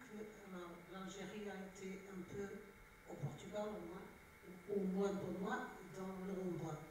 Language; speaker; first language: French; non-native, fluent; Portuguese